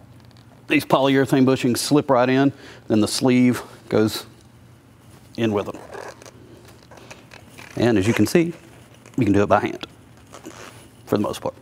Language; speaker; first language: English; native; English